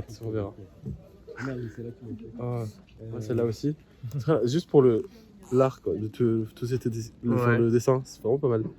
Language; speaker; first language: French; native; French